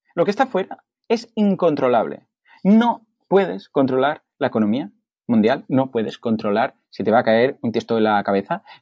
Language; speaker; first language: Spanish; native; Spanish